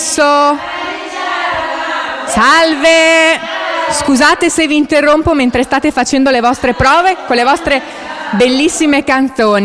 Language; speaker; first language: Italian; native; Italian